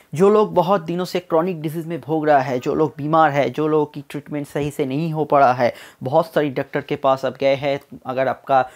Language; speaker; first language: Hindi; non-native, local second language; Bangla